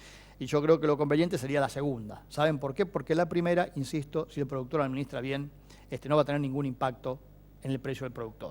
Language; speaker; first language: Spanish; native; Spanish